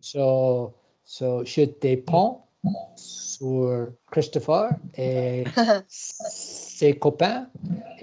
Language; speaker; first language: French; non-native, learner; English